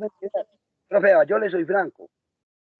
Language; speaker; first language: Spanish; native; Spanish